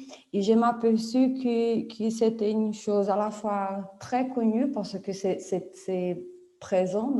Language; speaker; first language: French; non-native, fluent; Portuguese